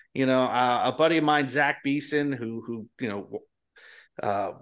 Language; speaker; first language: English; native; English